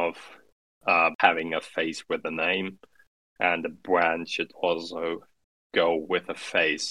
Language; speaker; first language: English; non-native, fluent; German